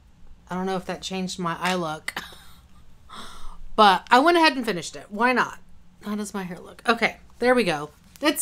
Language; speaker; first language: English; native; English